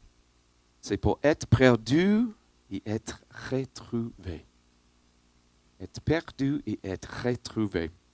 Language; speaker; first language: French; non-native, learner; English